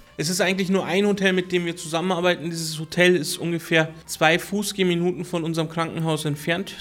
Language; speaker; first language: German; early bilingual, other home language; Turkish